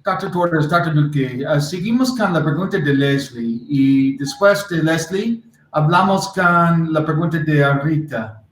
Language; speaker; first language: Spanish; non-native, learner; English